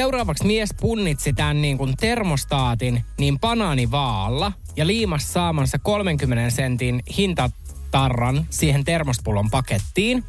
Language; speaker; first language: Finnish; native; Finnish